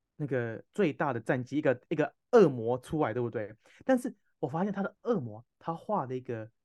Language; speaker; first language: Chinese; non-native, fluent; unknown